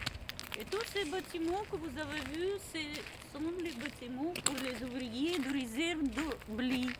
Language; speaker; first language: French; non-native, learner; Russian